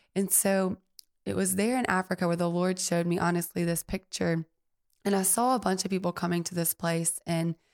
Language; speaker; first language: English; native; English